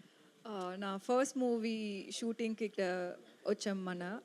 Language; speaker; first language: Telugu; non-native, learner; Tamil